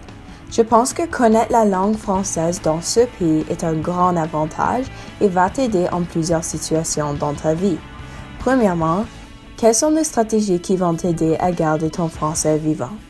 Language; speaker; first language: French; non-native, local second language; English